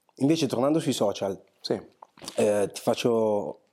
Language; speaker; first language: Italian; early bilingual, other home language; Portuguese